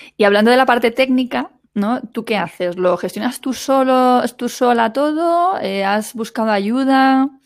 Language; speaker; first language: Spanish; native; Spanish